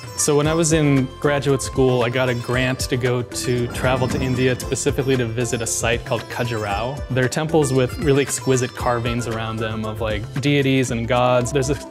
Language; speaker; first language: English; native; English